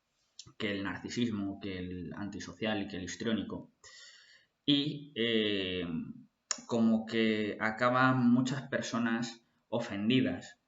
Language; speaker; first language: Spanish; native; Spanish